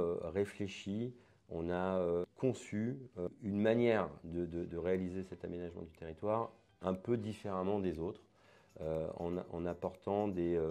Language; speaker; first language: French; native; French